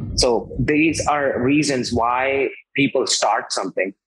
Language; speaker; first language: English; non-native, local second language; Hindi